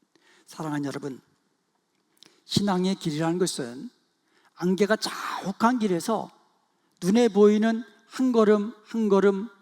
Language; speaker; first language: Korean; native; Korean